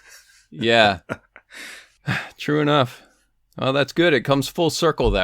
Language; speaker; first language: English; native; English